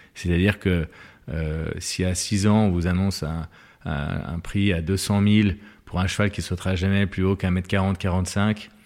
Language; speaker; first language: French; native; French